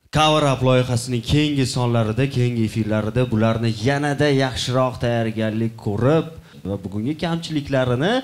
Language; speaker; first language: Uzbek; native; Uzbek